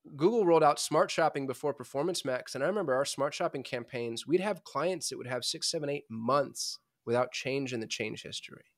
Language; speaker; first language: English; early bilingual, other home language; Urdu